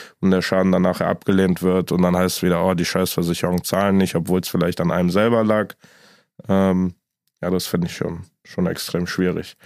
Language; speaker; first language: German; native; German